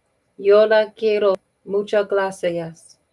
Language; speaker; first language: Spanish; non-native, learner; English